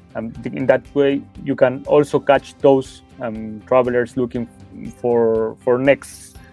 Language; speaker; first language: English; non-native, fluent; Spanish